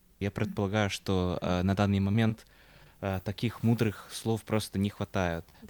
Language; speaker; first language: Russian; non-native, fluent; English